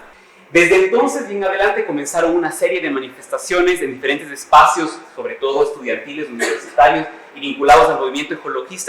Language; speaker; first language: Spanish; native; Spanish